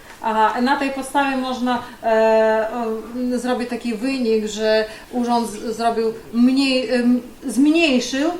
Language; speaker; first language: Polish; non-native, fluent; Ukrainian